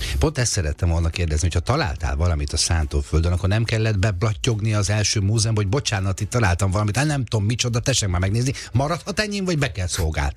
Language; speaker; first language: Hungarian; native; Hungarian